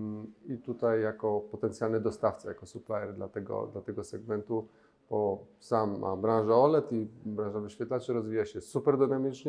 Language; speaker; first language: Polish; native; Polish